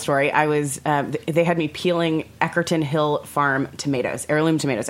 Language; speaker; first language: English; native; English